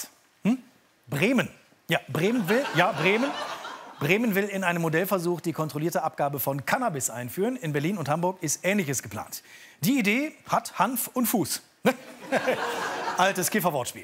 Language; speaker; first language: German; native; German